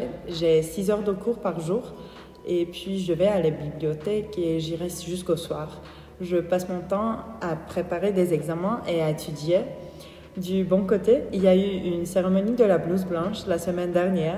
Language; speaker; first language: French; non-native, fluent; Turkish